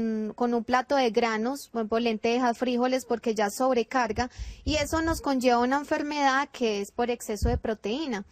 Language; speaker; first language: Spanish; native; Spanish